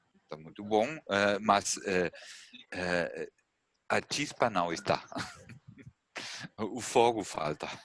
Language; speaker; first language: Portuguese; non-native, learner; German